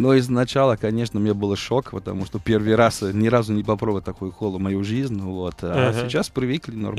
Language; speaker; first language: Russian; non-native, fluent; Italian